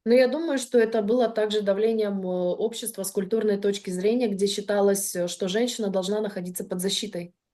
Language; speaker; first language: Russian; native; Russian